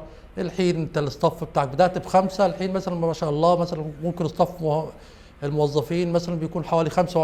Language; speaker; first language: Arabic; native; Arabic